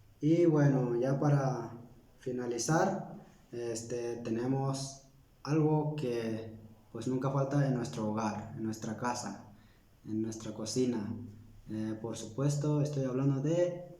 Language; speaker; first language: Spanish; non-native, local second language; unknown